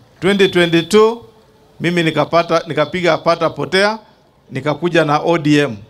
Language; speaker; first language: Swahili; non-native, local second language; Luyia